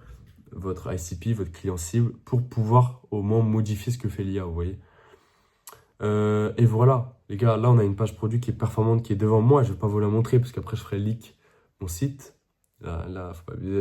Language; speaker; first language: French; native; French